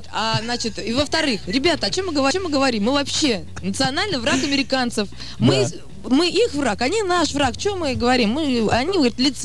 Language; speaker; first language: Russian; native; Russian